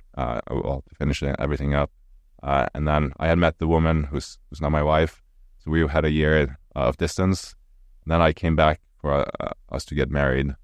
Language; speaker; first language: English; non-native, fluent; Norwegian